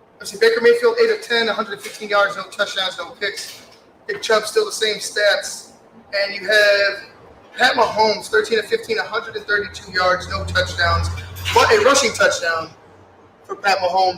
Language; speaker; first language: English; native; English